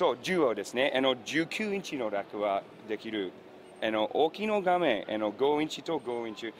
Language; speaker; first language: Japanese; non-native, learner; English